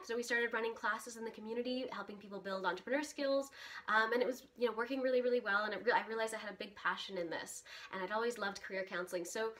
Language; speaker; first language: English; early bilingual, other home language; Russian